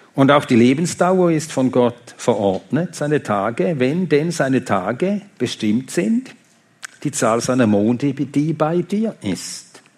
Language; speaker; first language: German; non-native, fluent; Swedish